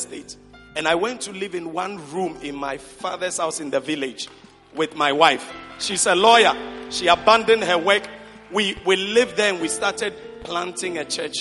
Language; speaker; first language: English; non-native, local second language; Akan